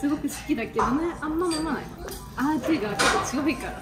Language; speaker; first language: Japanese; non-native, fluent; Swedish